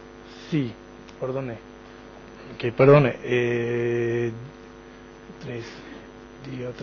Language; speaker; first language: Spanish; non-native, learner; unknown